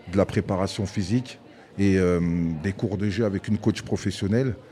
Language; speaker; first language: French; native; French